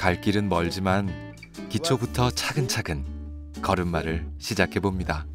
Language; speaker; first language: Korean; native; Korean